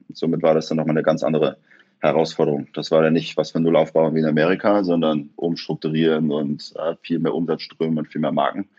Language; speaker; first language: German; native; German